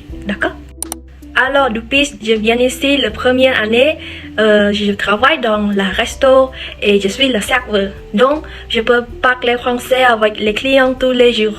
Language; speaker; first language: French; non-native, learner; Khmer